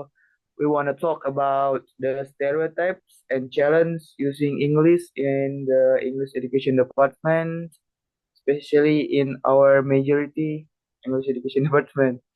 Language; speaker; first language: English; non-native, learner; Indonesian